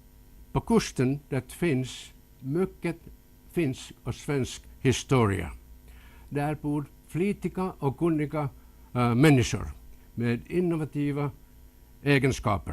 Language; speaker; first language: Swedish; non-native, local second language; Finnish